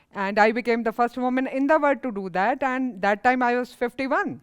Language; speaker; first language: English; non-native, local second language; Punjabi